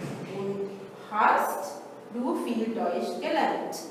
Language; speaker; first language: German; non-native, fluent; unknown